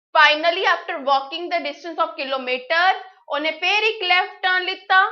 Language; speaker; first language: Hindi; non-native, local second language; Punjabi